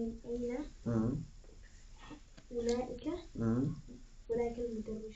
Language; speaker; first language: Arabic; non-native, learner; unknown